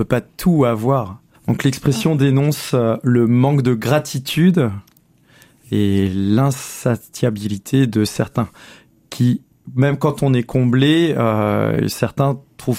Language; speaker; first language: French; native; French